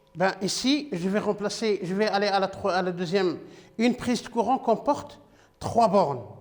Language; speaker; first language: French; non-native, local second language; Arabic